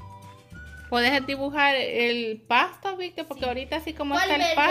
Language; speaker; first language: Spanish; native; Spanish